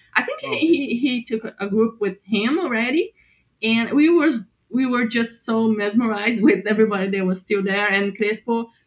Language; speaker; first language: English; non-native, fluent; Portuguese